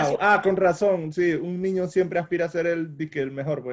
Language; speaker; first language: Spanish; native; Spanish